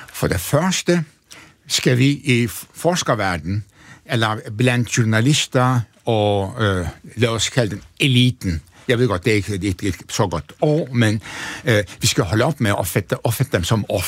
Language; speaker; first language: Danish; non-native, fluent; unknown